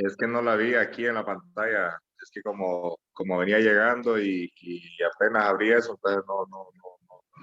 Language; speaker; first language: Spanish; native; Spanish